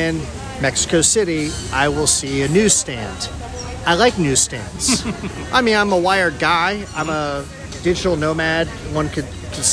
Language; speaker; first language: English; native; English